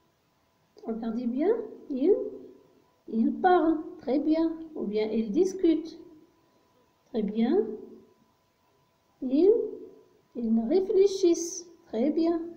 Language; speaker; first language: French; non-native, local second language; Arabic